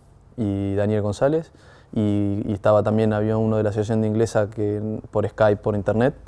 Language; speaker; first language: Spanish; native; Spanish